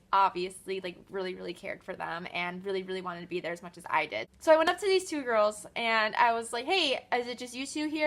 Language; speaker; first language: English; native; English